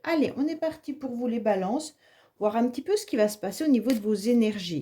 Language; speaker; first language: French; native; French